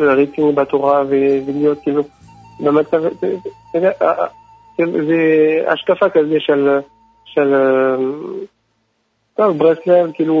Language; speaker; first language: Hebrew; non-native, fluent; French